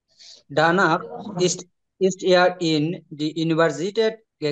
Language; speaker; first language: German; non-native, learner; Bangla